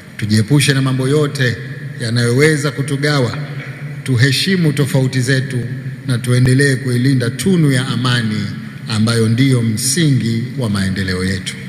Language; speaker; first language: Swahili; native; Swahili